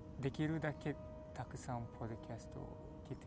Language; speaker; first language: Japanese; non-native, learner; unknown